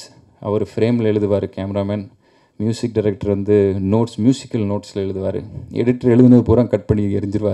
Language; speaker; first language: Tamil; native; Tamil